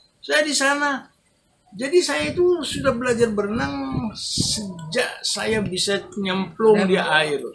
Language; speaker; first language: Indonesian; non-native, local second language; Javanese